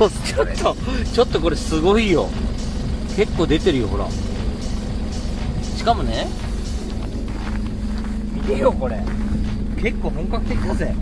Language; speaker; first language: Japanese; native; Japanese